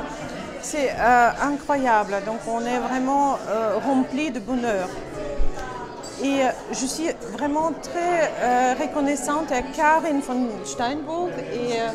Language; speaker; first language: French; non-native, fluent; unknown